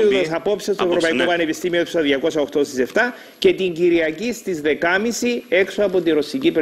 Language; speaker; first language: Greek; native; Greek